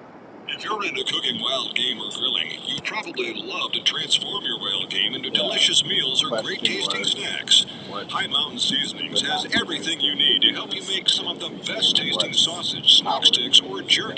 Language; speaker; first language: English; native; English